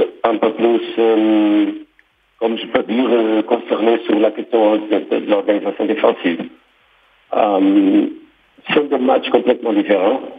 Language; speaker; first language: French; non-native, fluent; Portuguese